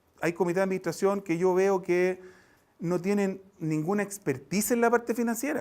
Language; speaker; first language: Spanish; native; Spanish